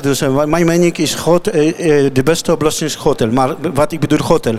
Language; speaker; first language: Dutch; non-native, learner; Polish